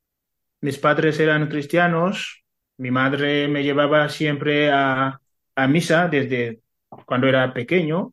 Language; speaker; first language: Spanish; non-native, fluent; Kinyarwanda